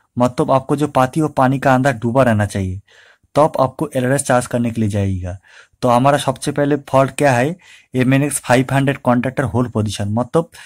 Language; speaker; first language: Hindi; non-native, local second language; Bangla